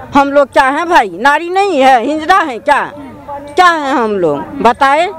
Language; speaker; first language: Hindi; native; Hindi